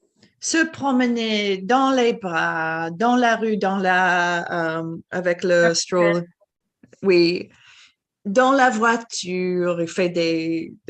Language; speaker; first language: French; non-native, learner; English